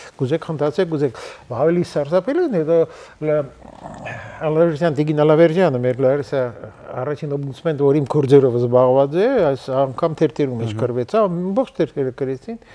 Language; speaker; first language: Armenian; early bilingual, heritage; Armenian